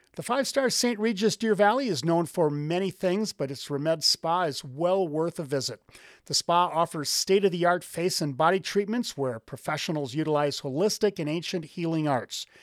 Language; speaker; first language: English; native; English